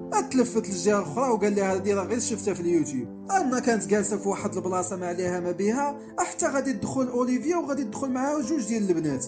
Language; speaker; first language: Arabic; native; Arabic